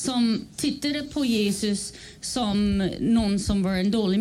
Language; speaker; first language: Swedish; non-native, fluent; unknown